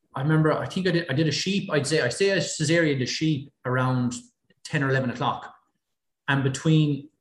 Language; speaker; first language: English; native; English